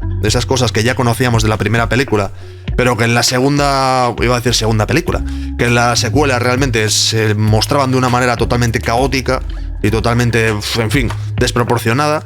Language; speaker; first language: Spanish; native; Spanish